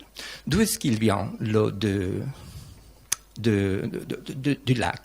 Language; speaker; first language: French; non-native, learner; Spanish